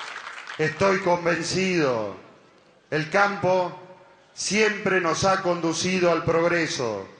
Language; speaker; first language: Spanish; native; Spanish